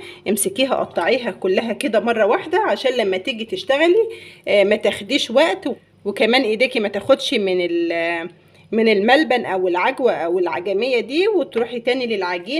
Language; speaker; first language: Arabic; native; Arabic